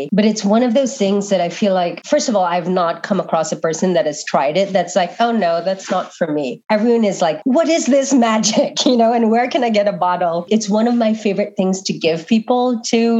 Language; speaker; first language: English; non-native, local second language; Filipino